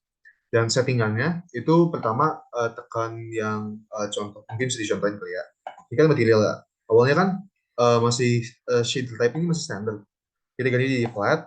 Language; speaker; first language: Indonesian; native; Indonesian